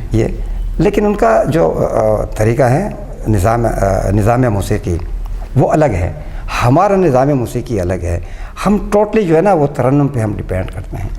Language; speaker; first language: Urdu; non-native, local second language; Pashto